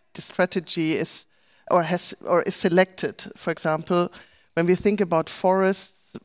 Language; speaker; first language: English; non-native, fluent; German